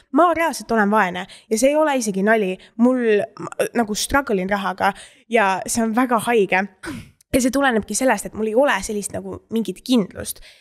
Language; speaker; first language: Estonian; native; Estonian